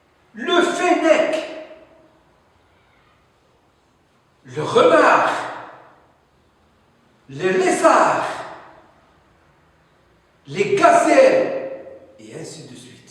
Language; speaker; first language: French; non-native, local second language; Arabic